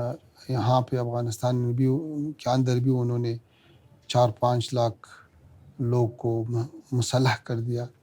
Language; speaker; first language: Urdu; non-native, learner; Pashto